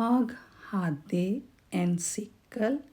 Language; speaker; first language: Swedish; non-native, fluent; Urdu